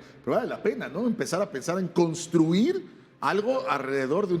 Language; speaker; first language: Spanish; native; Spanish